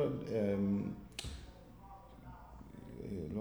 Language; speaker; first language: Spanish; non-native, learner; English